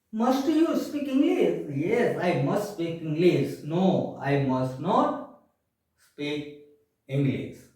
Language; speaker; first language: English; non-native, fluent; Gujarati